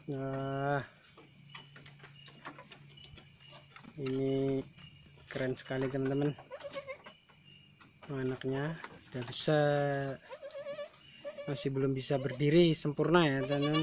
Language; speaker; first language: Indonesian; native; Indonesian